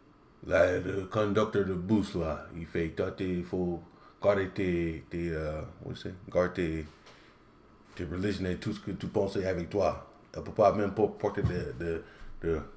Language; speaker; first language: French; non-native, learner; English